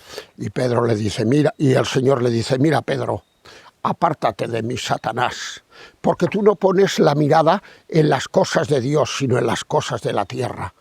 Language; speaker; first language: Spanish; native; Spanish